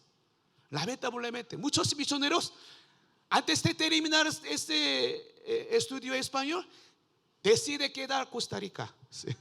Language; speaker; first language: Spanish; non-native, learner; Korean